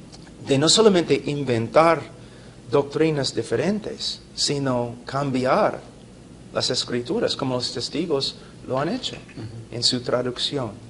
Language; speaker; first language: Spanish; non-native, fluent; English